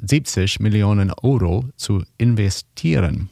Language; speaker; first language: German; non-native, learner; English